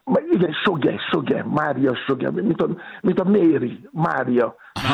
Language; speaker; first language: Hungarian; non-native, learner; Yoruba